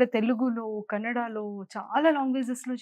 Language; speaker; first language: Telugu; native; Telugu